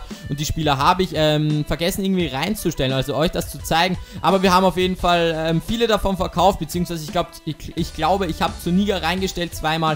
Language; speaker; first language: German; native; German